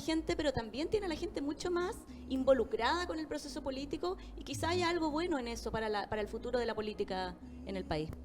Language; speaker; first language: Spanish; native; Spanish